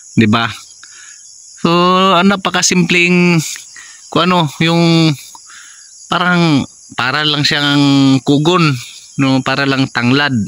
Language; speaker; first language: Filipino; non-native, local second language; Cebuano